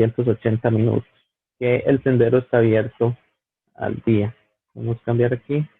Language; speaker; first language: Spanish; native; Spanish